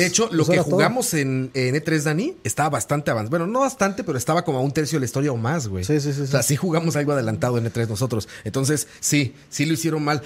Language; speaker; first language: Spanish; native; Spanish